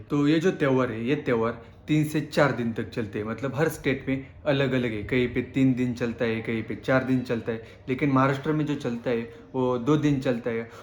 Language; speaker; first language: Hindi; non-native, local second language; Marathi